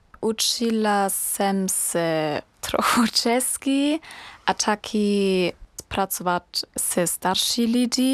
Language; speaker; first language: Czech; non-native, learner; German